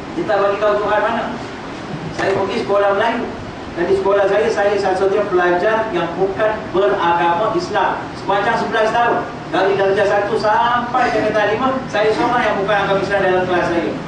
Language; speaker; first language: Malay; non-native, local second language; Tamil